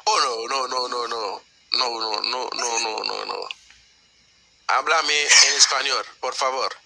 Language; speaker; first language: Spanish; non-native, learner; Haitian Creole